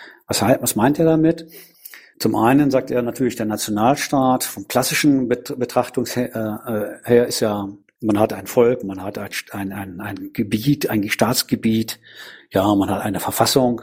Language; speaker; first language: German; native; German